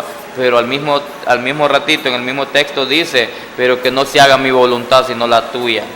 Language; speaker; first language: Spanish; native; Spanish